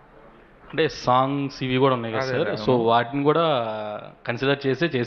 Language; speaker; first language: Telugu; native; Telugu